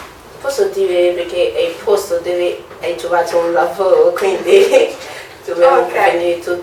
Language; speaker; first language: Italian; non-native, learner; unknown